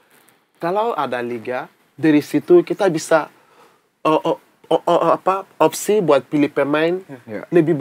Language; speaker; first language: Indonesian; non-native, fluent; English